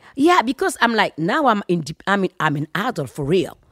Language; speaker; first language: English; non-native, fluent; Fon